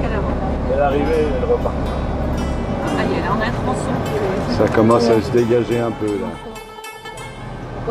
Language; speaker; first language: French; native; French